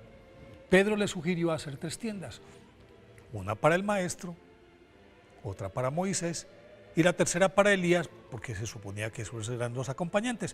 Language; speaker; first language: Spanish; native; Spanish